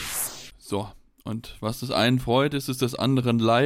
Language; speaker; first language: German; native; German